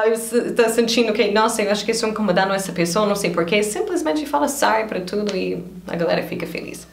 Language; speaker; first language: Portuguese; non-native, fluent; English